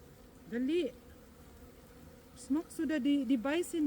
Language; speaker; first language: German; non-native, learner; Filipino